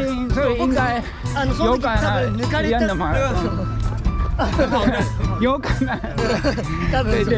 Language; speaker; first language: Chinese; non-native, learner; Japanese